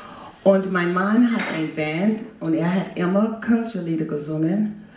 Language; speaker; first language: German; non-native, fluent; English